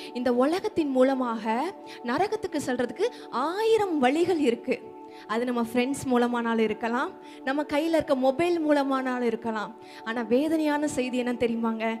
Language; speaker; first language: Tamil; native; Tamil